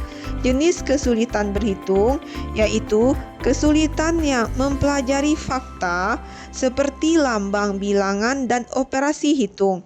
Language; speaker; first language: Indonesian; native; Indonesian